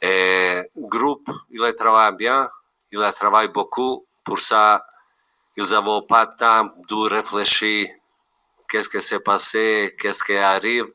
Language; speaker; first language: French; non-native, learner; Bosnian